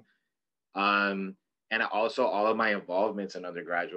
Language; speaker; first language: English; native; English